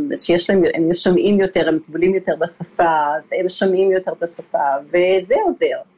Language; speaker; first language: Hebrew; early bilingual, other home language; Polish